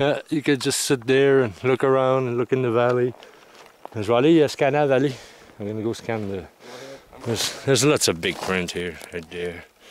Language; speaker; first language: English; non-native, fluent; French